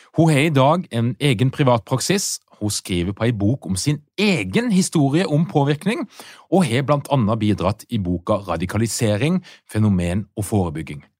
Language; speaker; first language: Norwegian; native; Norwegian